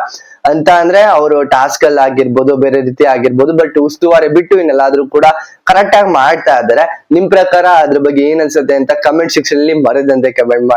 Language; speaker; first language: Kannada; native; Kannada